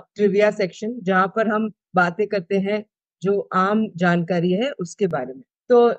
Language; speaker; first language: Hindi; non-native, local second language; Telugu